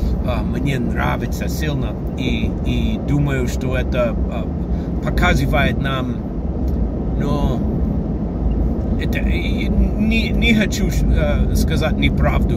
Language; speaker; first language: Russian; non-native, fluent; English